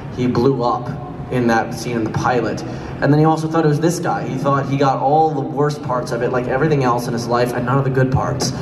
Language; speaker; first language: English; native; English